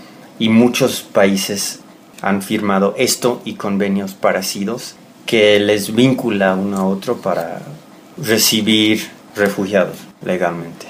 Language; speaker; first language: Spanish; non-native, fluent; English